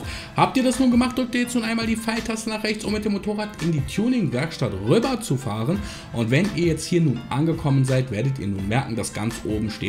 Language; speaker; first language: German; native; German